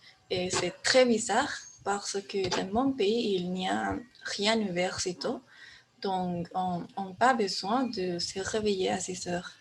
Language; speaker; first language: French; non-native, learner; Spanish